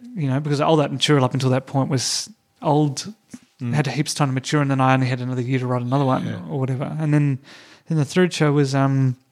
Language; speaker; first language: English; native; English